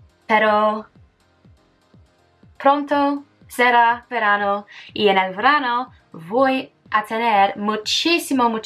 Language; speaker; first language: Spanish; non-native, fluent; English